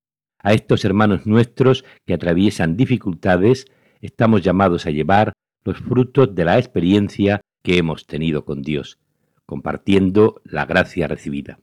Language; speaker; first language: Spanish; native; Spanish